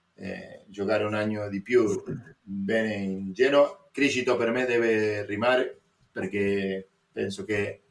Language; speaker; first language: Italian; non-native, learner; Spanish